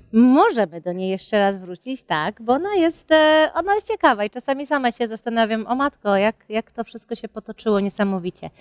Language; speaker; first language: Polish; early bilingual, heritage; Polish